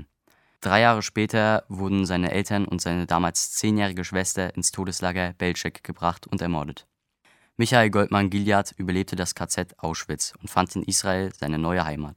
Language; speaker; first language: German; native; German